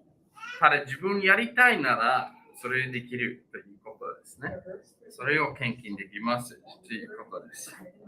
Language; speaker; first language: Japanese; non-native, fluent; English